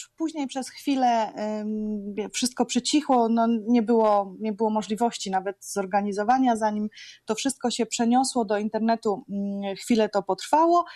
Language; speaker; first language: Polish; native; Polish